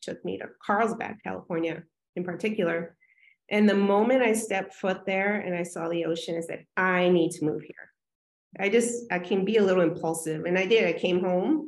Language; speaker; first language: English; native; English